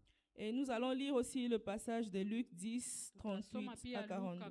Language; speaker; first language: French; non-native, local second language; Swahili